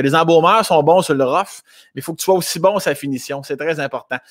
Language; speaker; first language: French; native; French